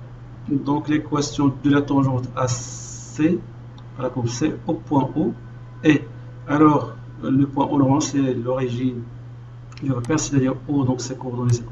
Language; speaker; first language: French; non-native, local second language; Arabic